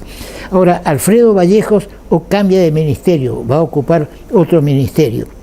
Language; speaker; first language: Spanish; native; Spanish